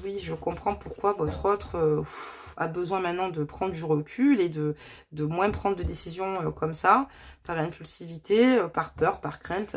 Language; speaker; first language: French; native; French